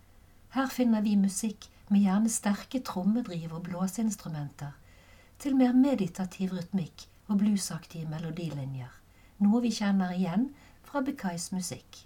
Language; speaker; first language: Norwegian; native; Norwegian